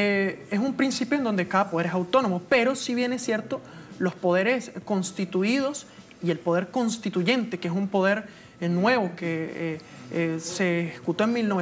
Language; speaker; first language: Spanish; native; Spanish